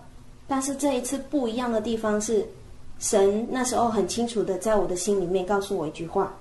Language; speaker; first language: Chinese; native; Chinese